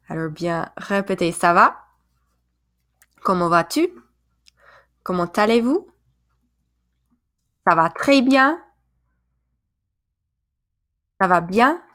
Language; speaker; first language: French; non-native, fluent; English